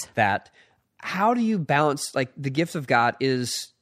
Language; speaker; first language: English; native; English